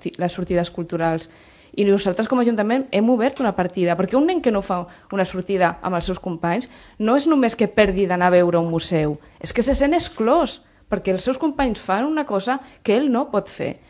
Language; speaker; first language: Catalan; non-native, local second language; Spanish